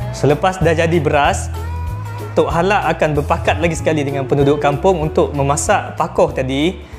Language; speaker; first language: Malay; non-native, local second language; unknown